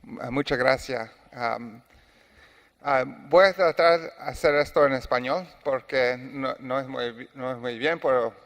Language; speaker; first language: Spanish; non-native, learner; English